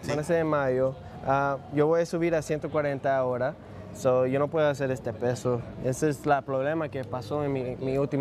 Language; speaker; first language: Spanish; early bilingual, heritage; English